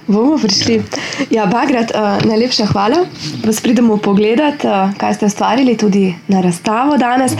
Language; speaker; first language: Slovenian; native; Slovenian